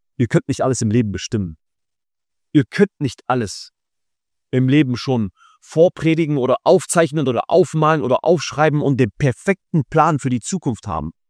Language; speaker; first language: German; early bilingual, other home language; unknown